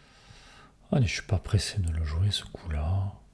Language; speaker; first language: French; native; French